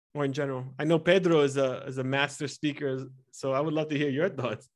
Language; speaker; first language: English; early bilingual, other home language; Italian